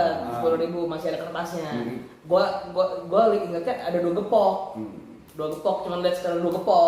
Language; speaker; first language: Indonesian; native; Indonesian